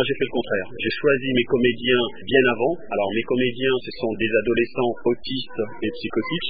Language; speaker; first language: French; early bilingual, other home language; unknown